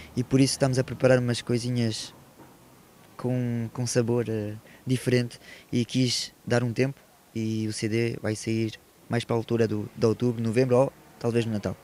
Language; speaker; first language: Portuguese; early bilingual, heritage; French